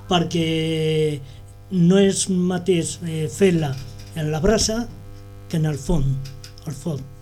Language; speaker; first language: Catalan; non-native, local second language; Spanish